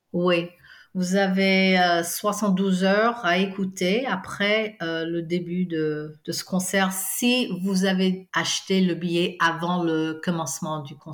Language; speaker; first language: French; non-native, fluent; English